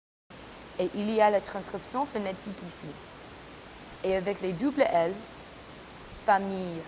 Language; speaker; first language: French; non-native, learner; English